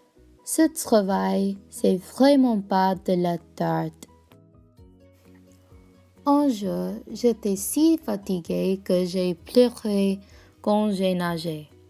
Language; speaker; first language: French; non-native, learner; English